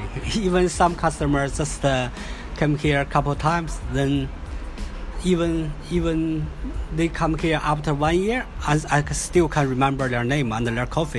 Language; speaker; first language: English; non-native, fluent; Chinese